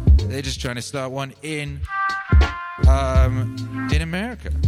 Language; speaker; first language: English; native; English